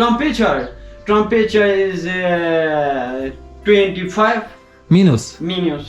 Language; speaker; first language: English; non-native, learner; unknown